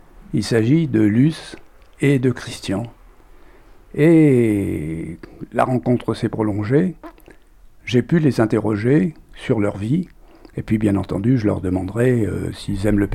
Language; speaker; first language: French; native; French